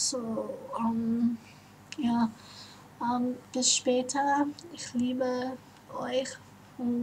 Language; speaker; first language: German; non-native, learner; English